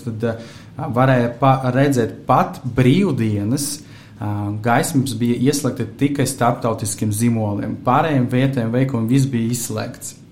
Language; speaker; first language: Latvian; non-native, local second language; Russian